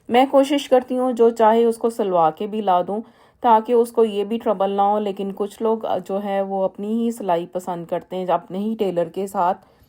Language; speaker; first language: Urdu; native; Urdu